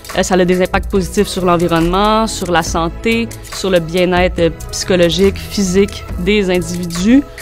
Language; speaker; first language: French; native; French